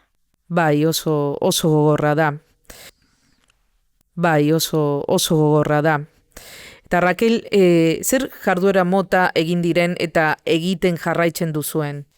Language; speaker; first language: Basque; non-native, fluent; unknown